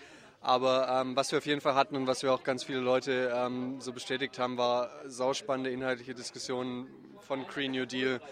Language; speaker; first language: German; native; German